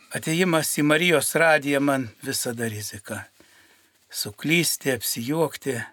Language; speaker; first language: Lithuanian; native; Lithuanian